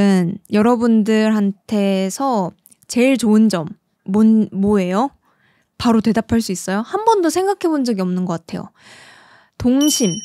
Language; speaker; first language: Korean; native; Korean